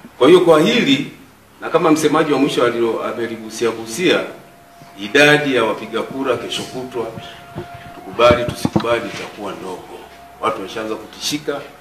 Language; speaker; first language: Swahili; native; Swahili